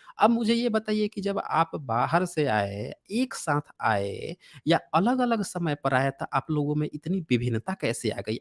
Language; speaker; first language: Hindi; native; Hindi